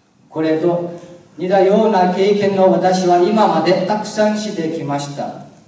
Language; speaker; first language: Japanese; non-native, learner; Chinese